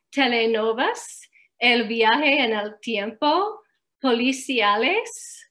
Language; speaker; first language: English; native; English